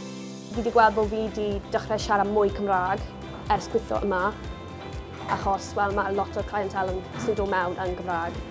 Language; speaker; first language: Welsh; non-native, local second language; English